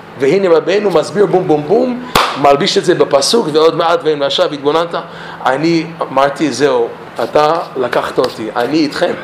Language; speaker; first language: Hebrew; non-native, fluent; English